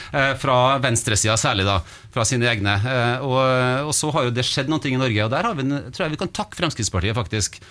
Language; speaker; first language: Norwegian; native; Norwegian